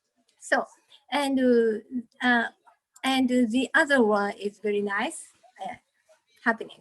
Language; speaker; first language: English; non-native, learner; Japanese